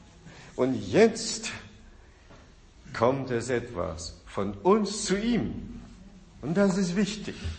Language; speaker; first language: German; non-native, fluent; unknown